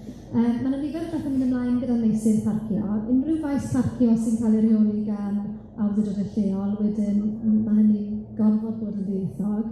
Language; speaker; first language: Welsh; native; Welsh